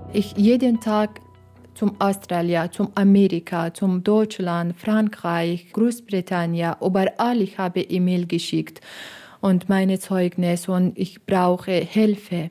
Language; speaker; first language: German; non-native, learner; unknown